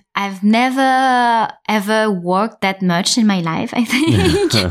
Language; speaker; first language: English; non-native, fluent; French